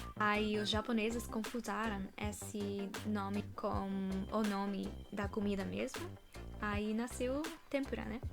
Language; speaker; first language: Portuguese; non-native, fluent; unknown